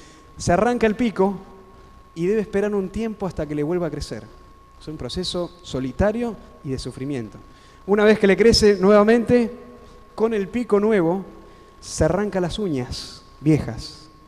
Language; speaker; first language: Spanish; native; Spanish